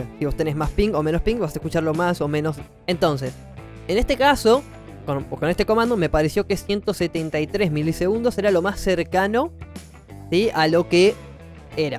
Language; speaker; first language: Spanish; native; Spanish